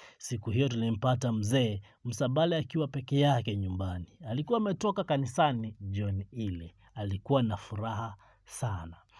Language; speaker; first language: Swahili; non-native, local second language; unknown